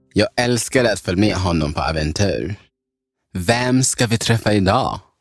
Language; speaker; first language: Swedish; early bilingual, other home language; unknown